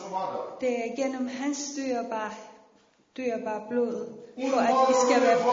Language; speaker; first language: Danish; non-native, fluent; Persian